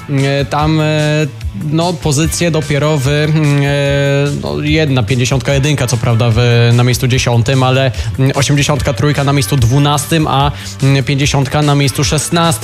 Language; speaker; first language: Polish; native; Polish